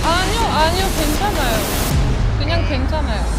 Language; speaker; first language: Korean; non-native, learner; French